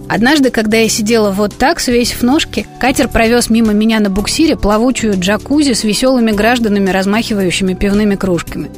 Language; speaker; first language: Russian; native; Russian